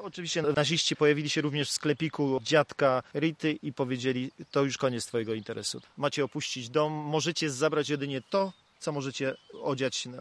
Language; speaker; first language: Polish; native; Polish